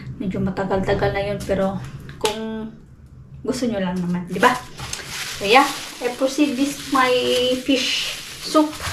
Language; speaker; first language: Filipino; non-native, local second language; Cebuano